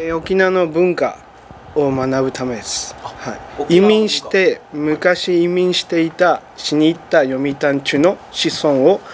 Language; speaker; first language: Japanese; early bilingual, other home language; Spanish